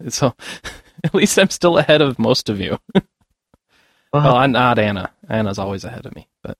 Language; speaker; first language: English; native; English